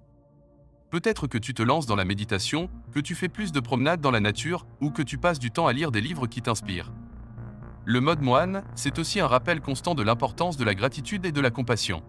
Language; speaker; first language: French; native; French